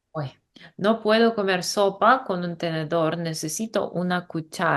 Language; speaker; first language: Spanish; non-native, learner; English